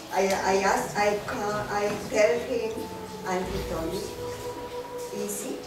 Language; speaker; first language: English; non-native, learner; Spanish